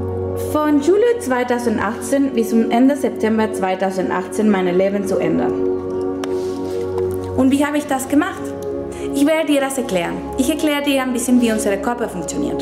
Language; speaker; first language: German; non-native, fluent; Spanish